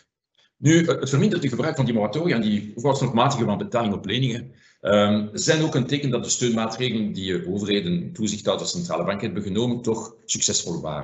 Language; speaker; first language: Dutch; non-native, fluent; French